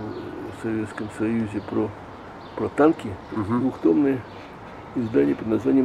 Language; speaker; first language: Russian; native; Russian